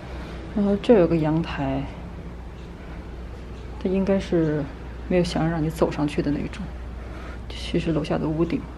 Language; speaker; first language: Chinese; native; Chinese